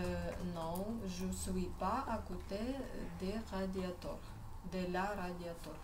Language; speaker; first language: French; non-native, learner; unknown